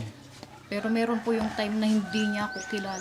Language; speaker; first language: Filipino; native; Filipino